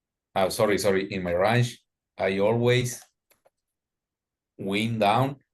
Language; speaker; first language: English; non-native, learner; Spanish